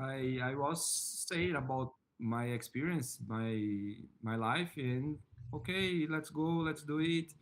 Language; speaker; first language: English; non-native, learner; Portuguese